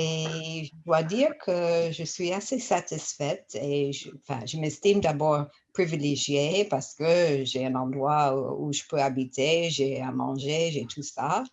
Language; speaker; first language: French; non-native, fluent; English